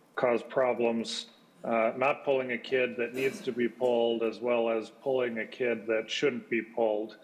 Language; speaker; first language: English; native; English